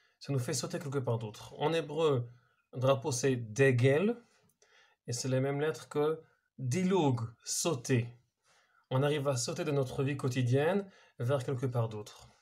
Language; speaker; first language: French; non-native, fluent; Hebrew